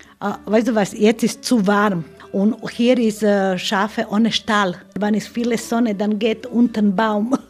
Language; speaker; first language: German; non-native, learner; Croatian